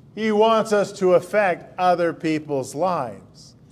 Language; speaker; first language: English; native; English